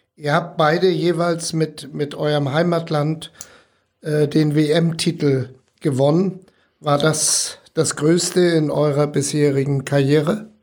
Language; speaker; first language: German; native; German